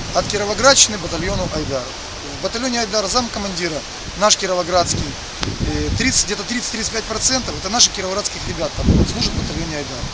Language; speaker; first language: Russian; native; Russian